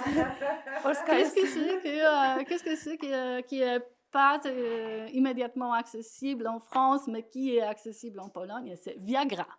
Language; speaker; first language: French; non-native, fluent; Polish